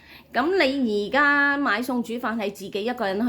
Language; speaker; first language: Cantonese; native; Cantonese